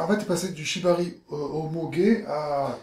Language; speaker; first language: French; native; French